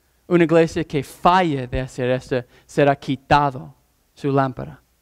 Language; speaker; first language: Spanish; non-native, fluent; English